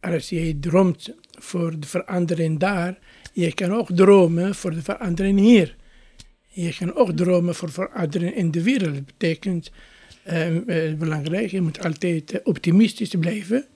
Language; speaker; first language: Dutch; non-native, fluent; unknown